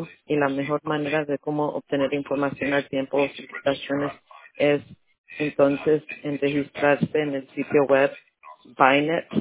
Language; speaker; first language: Spanish; early bilingual, heritage; Spanish